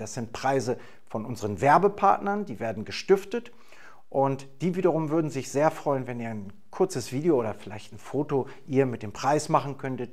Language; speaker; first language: German; native; German